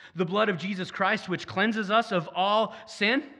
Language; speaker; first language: English; native; English